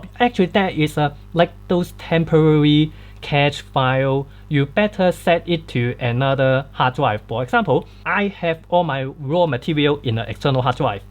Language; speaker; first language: English; non-native, fluent; Cantonese